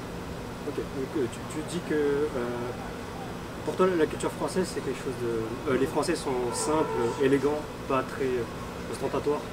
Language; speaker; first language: French; early bilingual, other home language; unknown